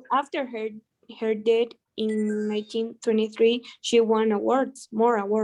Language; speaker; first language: English; non-native, learner; Spanish